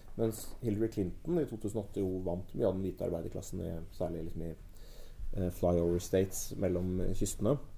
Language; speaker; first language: Norwegian; native; Norwegian